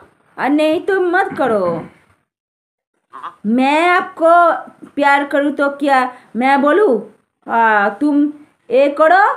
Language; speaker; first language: Hindi; non-native, local second language; Bangla